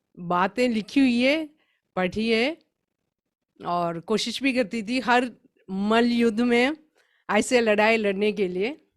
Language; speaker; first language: Hindi; non-native, local second language; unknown